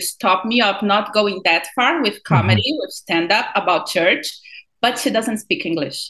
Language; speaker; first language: English; non-native, fluent; Portuguese